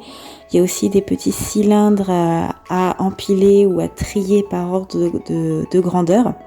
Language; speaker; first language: French; native; French